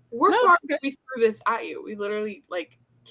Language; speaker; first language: English; native; English